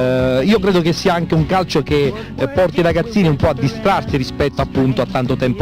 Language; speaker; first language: Italian; native; Italian